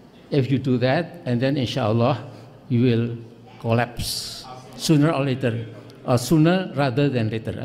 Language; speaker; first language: English; non-native, fluent; Indonesian